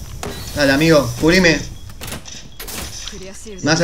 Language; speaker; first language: Spanish; native; Spanish